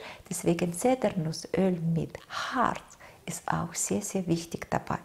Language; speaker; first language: German; non-native, fluent; Russian